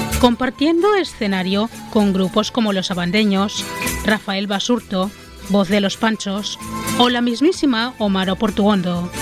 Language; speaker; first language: Spanish; native; Spanish